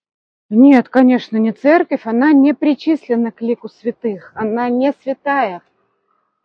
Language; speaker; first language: Russian; native; Russian